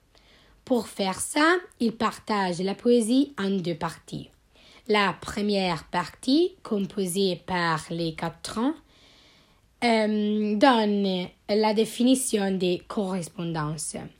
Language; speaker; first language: French; non-native, learner; Italian